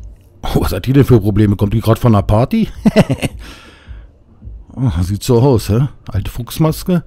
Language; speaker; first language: German; native; German